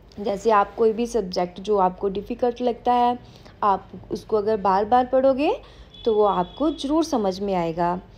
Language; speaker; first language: Hindi; non-native, local second language; Punjabi